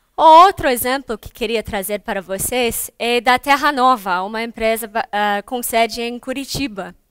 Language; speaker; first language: Portuguese; non-native, fluent; English